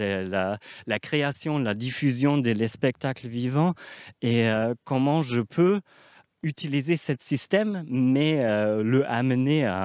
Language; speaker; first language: French; non-native, fluent; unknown